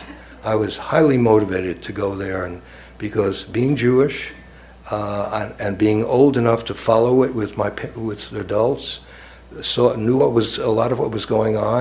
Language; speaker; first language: English; native; English